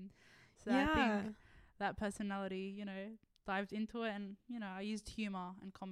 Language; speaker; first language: English; non-native, local second language; Arabic